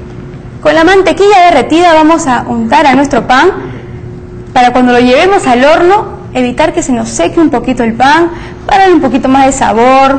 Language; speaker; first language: Spanish; native; Spanish